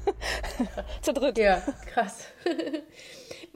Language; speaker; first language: German; native; German